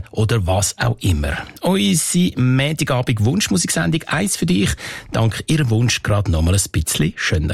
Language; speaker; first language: German; native; German